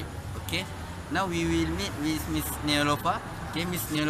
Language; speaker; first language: English; non-native, local second language; Malay